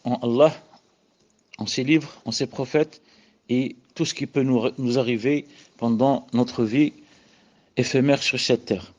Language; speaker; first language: French; non-native, local second language; Arabic